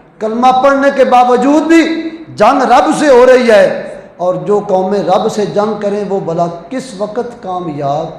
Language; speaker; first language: Urdu; non-native, local second language; Punjabi